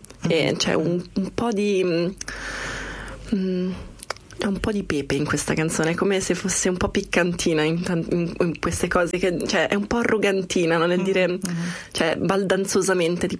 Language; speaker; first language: Italian; native; Italian